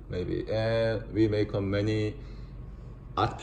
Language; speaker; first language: English; non-native, learner; Korean